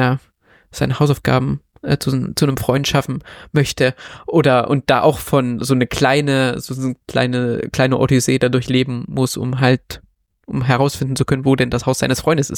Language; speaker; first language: German; native; German